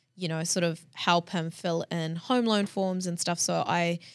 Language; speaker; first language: English; early bilingual, other home language; Hindi